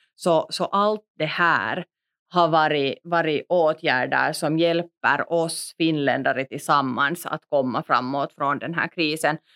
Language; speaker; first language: Swedish; native; Swedish